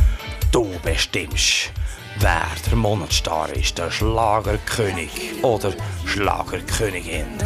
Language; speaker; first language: German; native; German